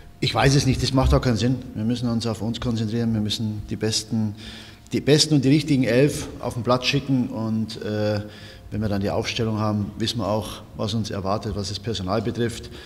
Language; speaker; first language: German; native; German